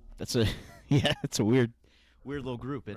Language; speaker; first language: English; native; English